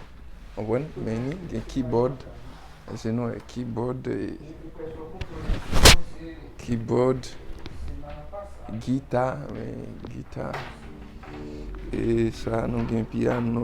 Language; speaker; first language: French; non-native, learner; Haitian Creole